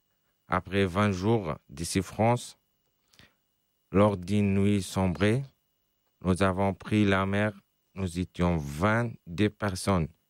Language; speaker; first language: French; non-native, local second language; Arabic